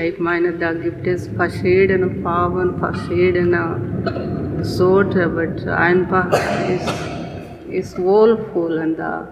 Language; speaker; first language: German; non-native, learner; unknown